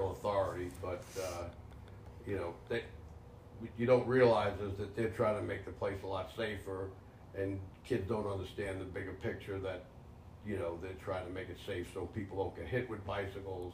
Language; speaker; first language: English; native; English